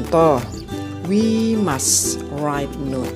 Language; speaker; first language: English; non-native, fluent; Indonesian